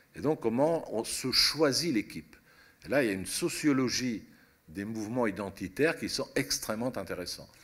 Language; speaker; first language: French; early bilingual, other home language; Italian